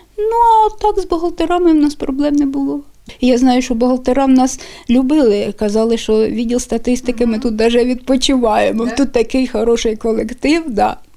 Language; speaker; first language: Ukrainian; native; Ukrainian